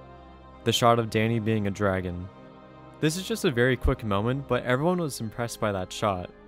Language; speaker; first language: English; native; English